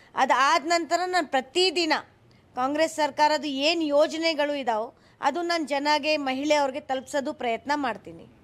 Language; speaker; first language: Kannada; non-native, local second language; Hindi